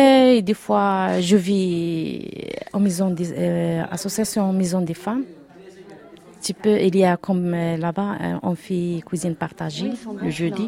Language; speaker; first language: French; non-native, learner; Arabic